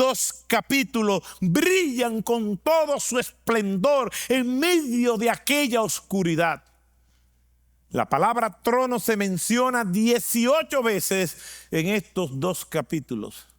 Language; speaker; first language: Spanish; native; Spanish